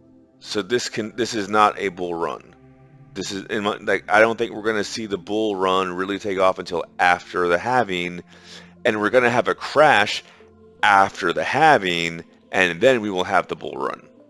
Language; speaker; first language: English; native; English